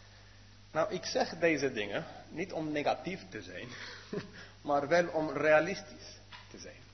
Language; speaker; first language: Dutch; non-native, fluent; English